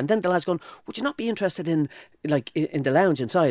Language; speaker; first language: English; native; English